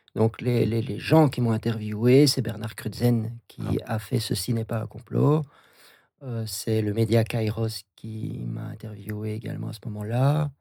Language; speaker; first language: French; native; French